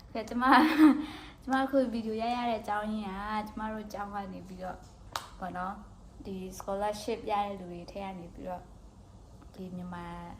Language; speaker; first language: Burmese; non-native, local second language; Kachin